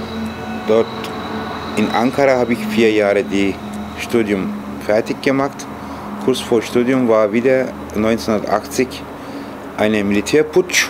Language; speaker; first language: German; non-native, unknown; Turkish